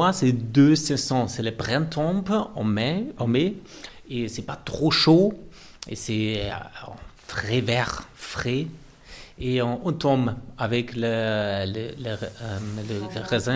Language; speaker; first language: French; non-native, fluent; German